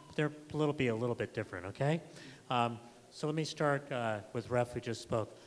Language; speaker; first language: English; native; English